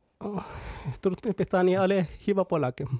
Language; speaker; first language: Polish; non-native, fluent; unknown